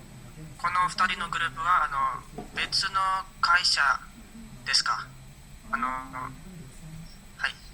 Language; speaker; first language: Japanese; non-native, learner; Indonesian